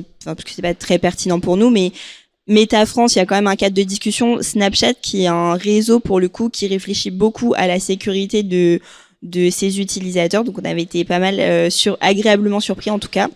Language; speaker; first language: French; native; French